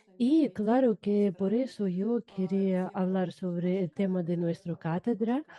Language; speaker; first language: Spanish; non-native, fluent; Russian